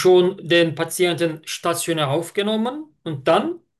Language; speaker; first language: German; non-native, fluent; Turkish